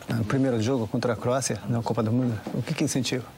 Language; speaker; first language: Portuguese; non-native, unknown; Japanese